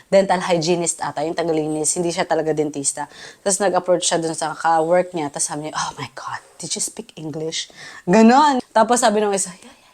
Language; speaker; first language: Filipino; native; Filipino